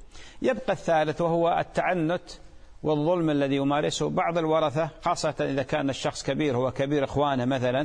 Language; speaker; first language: Arabic; native; Arabic